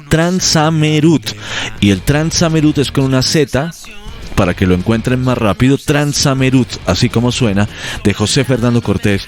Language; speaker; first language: Spanish; native; Spanish